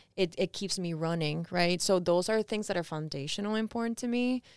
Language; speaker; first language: English; early bilingual, other home language; Spanish